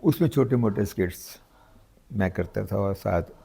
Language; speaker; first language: Urdu; non-native, local second language; Punjabi